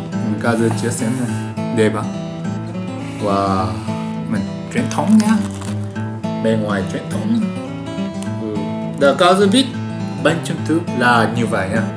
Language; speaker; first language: Vietnamese; non-native, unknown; Japanese